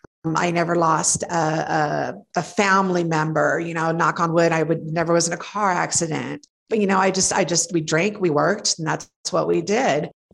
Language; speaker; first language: English; native; English